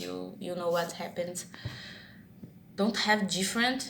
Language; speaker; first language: English; non-native, learner; Portuguese